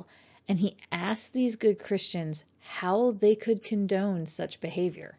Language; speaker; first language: English; native; English